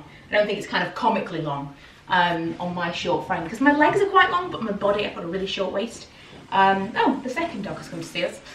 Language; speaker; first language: English; native; English